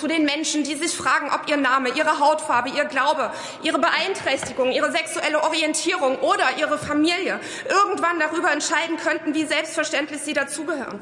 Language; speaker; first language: German; early bilingual, other home language; Arabic